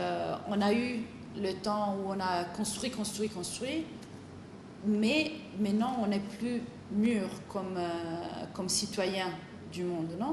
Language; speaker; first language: French; non-native, fluent; Italian